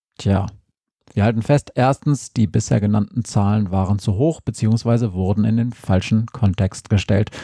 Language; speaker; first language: German; native; German